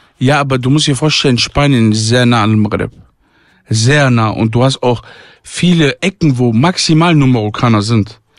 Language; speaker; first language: German; early bilingual, other home language; Arabic